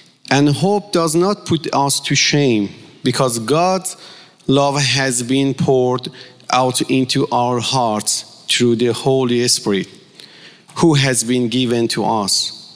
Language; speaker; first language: English; non-native, fluent; Persian